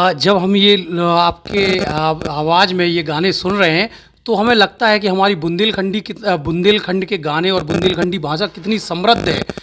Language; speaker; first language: Hindi; native; Hindi